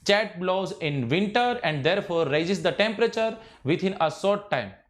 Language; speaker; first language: English; non-native, local second language; Gujarati